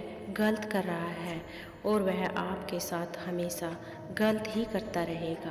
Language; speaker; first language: Hindi; native; Hindi